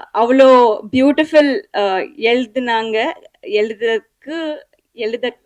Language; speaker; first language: Tamil; non-native, learner; Telugu